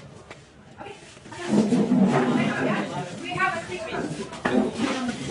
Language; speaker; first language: English; non-native, learner; Indonesian